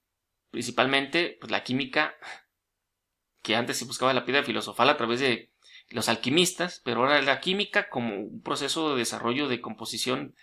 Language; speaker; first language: Spanish; native; Spanish